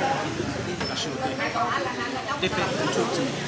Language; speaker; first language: English; native; English